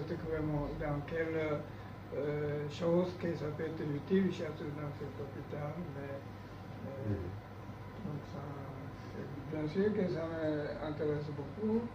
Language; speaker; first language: French; non-native, learner; Japanese